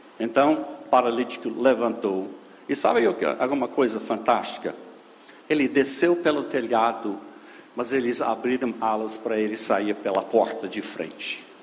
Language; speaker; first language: Portuguese; non-native, fluent; English